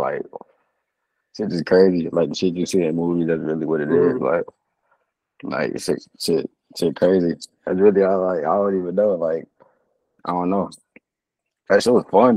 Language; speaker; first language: English; native; English